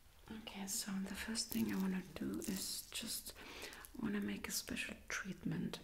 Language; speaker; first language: English; non-native, fluent; German